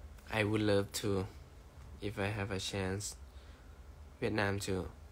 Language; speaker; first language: English; non-native, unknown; Thai